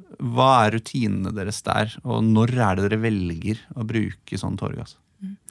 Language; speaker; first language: Norwegian; native; Norwegian